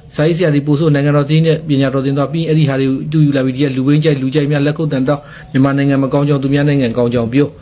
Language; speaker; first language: Burmese; native; Burmese